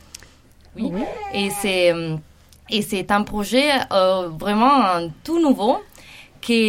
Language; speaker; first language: French; non-native, fluent; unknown